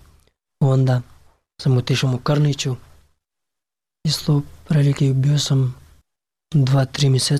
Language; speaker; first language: Serbian; non-native, learner; Pashto